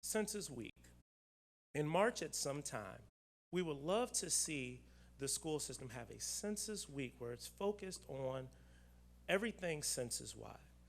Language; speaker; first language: English; native; English